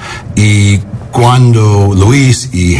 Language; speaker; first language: Spanish; early bilingual, heritage; Spanish